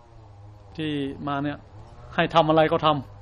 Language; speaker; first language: Thai; non-native, fluent; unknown